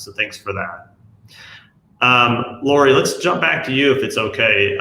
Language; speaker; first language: English; native; English